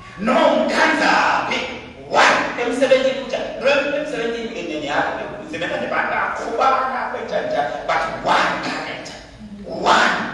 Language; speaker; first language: Zulu; non-native, local second language; Swati